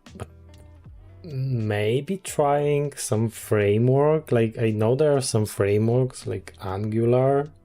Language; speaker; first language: English; non-native, fluent; Polish